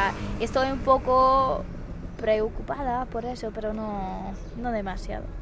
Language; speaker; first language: Spanish; non-native, fluent; English